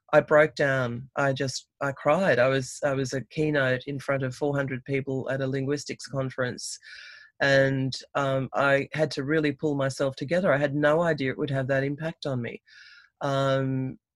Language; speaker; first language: English; native; English